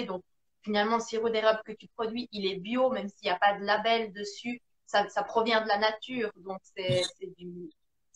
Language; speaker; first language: French; native; French